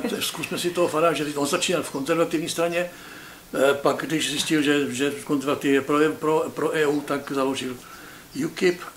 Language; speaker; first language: Czech; native; Czech